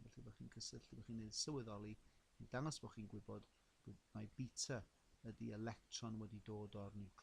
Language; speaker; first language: Welsh; native; Welsh